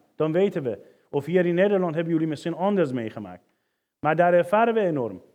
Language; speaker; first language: Dutch; non-native, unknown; Persian